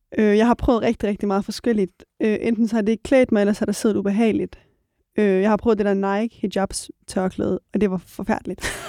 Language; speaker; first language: Danish; early bilingual, other home language; Persian